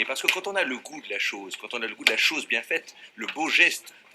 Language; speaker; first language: French; native; French